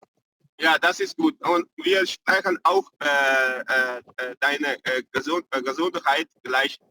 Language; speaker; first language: German; non-native, learner; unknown